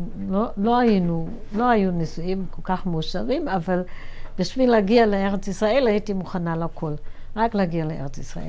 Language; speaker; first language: Hebrew; non-native, fluent; German